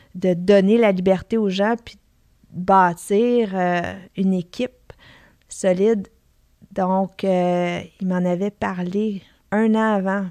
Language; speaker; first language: French; native; French